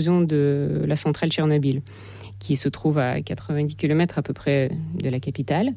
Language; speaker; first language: French; non-native, fluent; Russian